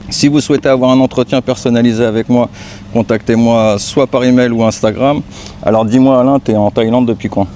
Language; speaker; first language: French; native; French